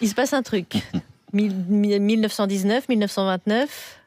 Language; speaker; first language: French; native; French